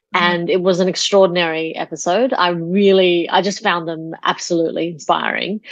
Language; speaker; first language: English; early bilingual, other home language; Chinese